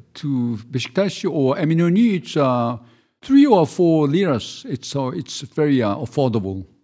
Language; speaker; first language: English; non-native, fluent; Korean